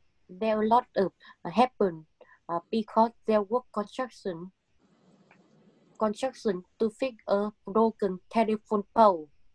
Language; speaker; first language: English; non-native, learner; Vietnamese